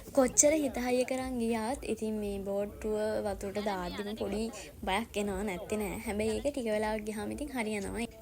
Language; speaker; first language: Sinhala; native; Sinhala